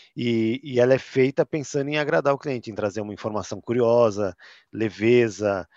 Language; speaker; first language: Portuguese; native; Portuguese